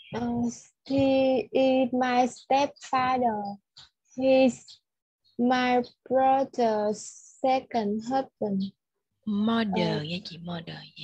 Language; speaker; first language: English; non-native, learner; Vietnamese